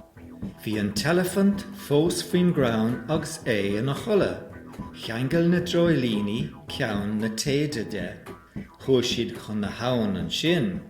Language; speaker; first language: Irish; native; Irish